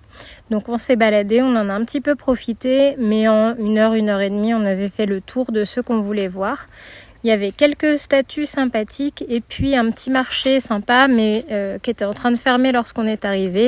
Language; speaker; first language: French; native; French